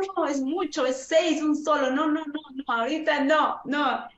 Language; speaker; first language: Spanish; native; Spanish